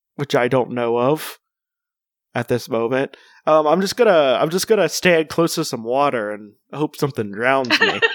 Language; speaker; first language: English; early bilingual, other home language; Spanish